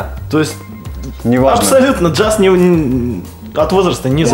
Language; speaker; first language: Russian; native; Russian